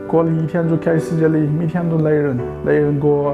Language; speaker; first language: Chinese; non-native, local second language; Uyghur